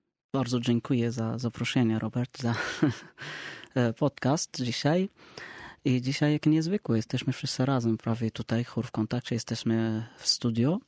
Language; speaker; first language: Polish; non-native, learner; Arabic